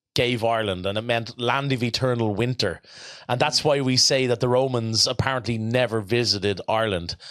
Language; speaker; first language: English; native; English